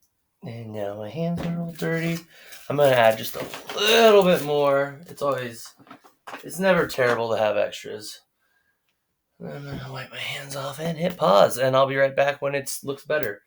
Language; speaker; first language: English; native; English